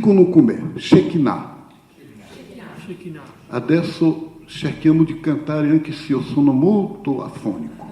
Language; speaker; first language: Italian; non-native, fluent; Portuguese